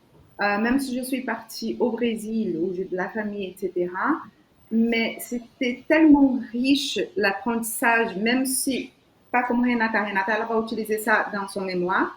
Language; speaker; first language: French; non-native, fluent; Portuguese